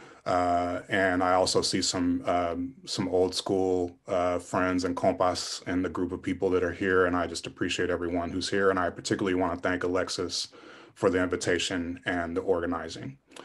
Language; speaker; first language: English; native; English